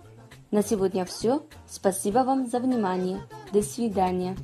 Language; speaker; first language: Russian; non-native, fluent; Kazakh